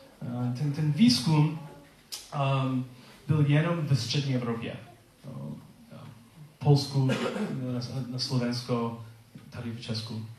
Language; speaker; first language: Czech; non-native, learner; English